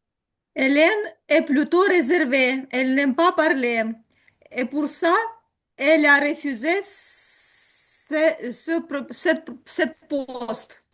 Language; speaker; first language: French; non-native, learner; Ukrainian